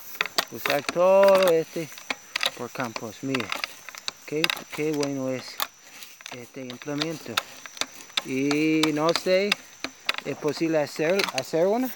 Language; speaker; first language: Spanish; non-native, learner; English